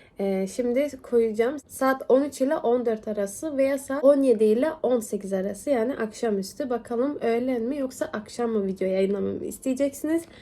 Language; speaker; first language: Turkish; early bilingual, heritage; Turkish